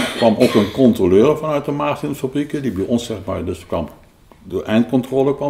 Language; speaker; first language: Dutch; native; Dutch